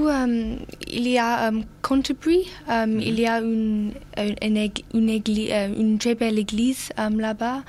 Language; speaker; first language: French; non-native, learner; English